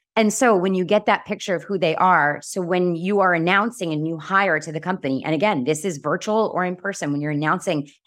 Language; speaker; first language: English; native; English